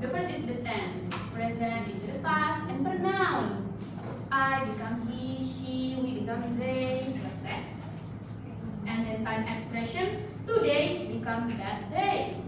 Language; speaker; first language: English; non-native, fluent; Indonesian